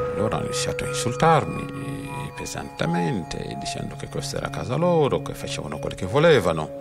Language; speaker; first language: Italian; non-native, fluent; Wolof